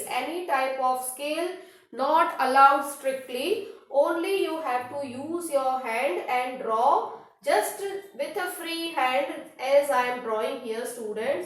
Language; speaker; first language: English; non-native, local second language; Hindi